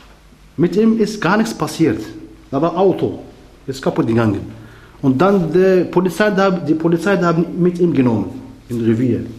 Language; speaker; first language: German; non-native, learner; Arabic